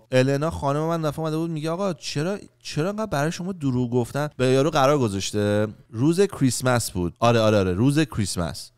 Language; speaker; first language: Persian; native; Persian